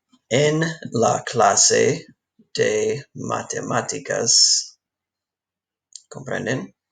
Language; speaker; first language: Spanish; non-native, fluent; English